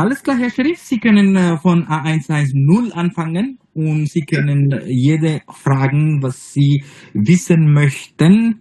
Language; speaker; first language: German; non-native, fluent; Bangla